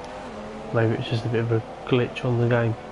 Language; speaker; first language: English; native; English